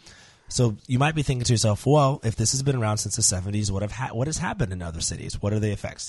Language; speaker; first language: English; native; English